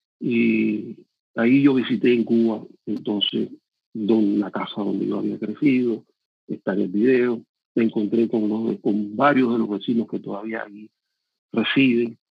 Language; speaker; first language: Spanish; native; Spanish